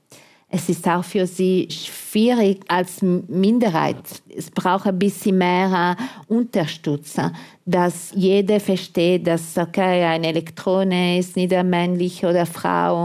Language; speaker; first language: German; non-native, fluent; Italian